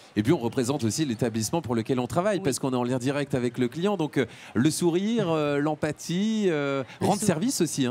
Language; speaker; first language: French; native; French